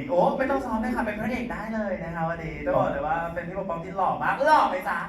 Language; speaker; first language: Thai; native; Thai